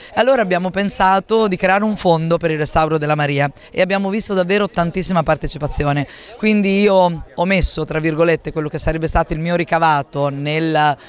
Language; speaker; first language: Italian; native; Italian